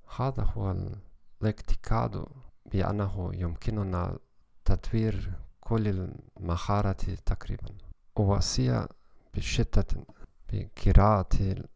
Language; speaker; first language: Arabic; non-native, learner; German